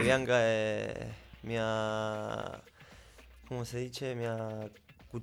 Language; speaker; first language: Italian; non-native, learner; Spanish